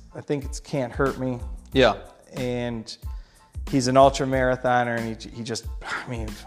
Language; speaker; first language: English; native; English